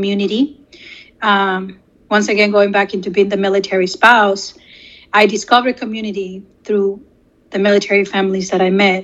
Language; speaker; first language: English; non-native, fluent; Spanish